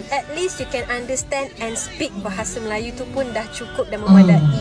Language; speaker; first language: Malay; native; Malay